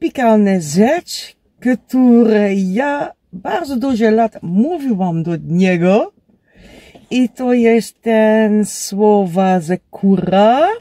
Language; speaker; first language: Polish; non-native, learner; Dutch